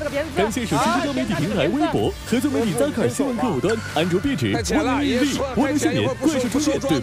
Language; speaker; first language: Chinese; native; Chinese